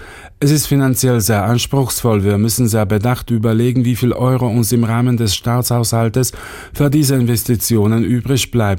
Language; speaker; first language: German; native; German